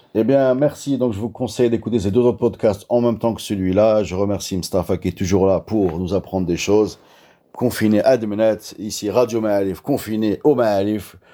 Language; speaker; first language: French; non-native, local second language; Arabic